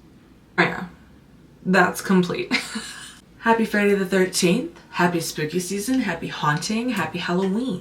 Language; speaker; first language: English; native; English